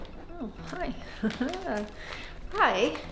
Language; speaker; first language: English; native; English